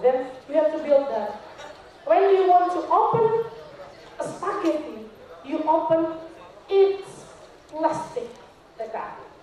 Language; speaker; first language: English; non-native, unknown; Indonesian